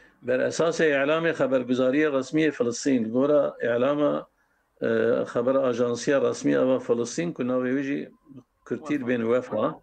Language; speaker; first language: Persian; non-native, fluent; Kurdish